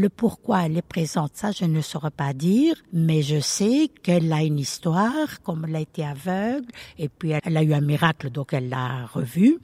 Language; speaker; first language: French; early bilingual, other home language; Italian